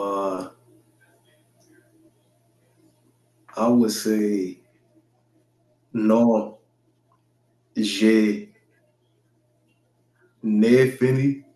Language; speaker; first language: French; non-native, learner; English